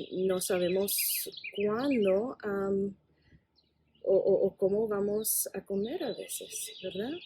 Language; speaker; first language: Spanish; non-native, fluent; English